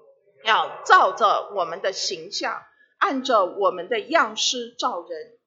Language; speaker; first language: Chinese; native; Chinese